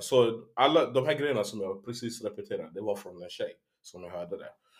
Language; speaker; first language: Swedish; early bilingual, heritage; Swedish